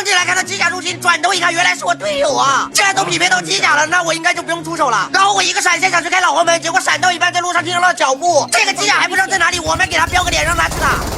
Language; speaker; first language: Chinese; native; Chinese